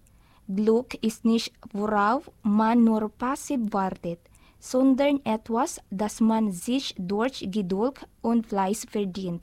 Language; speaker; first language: German; non-native, learner; Filipino